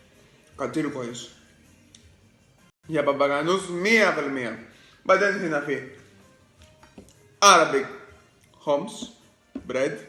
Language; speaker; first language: Arabic; non-native, learner; Greek